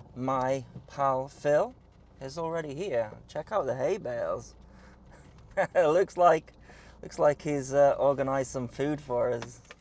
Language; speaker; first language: English; native; English